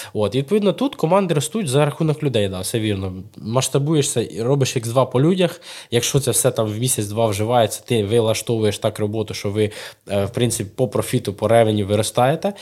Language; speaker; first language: Ukrainian; non-native, local second language; Russian